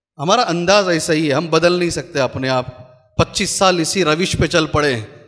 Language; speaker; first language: Hindi; non-native, local second language; Urdu